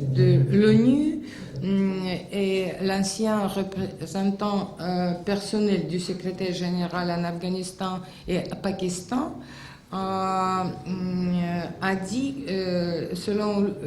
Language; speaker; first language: French; non-native, fluent; Russian